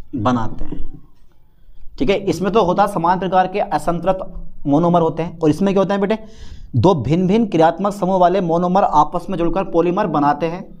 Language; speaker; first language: Hindi; native; Hindi